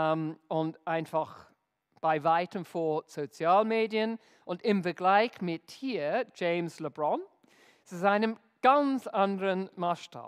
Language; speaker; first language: German; non-native, fluent; English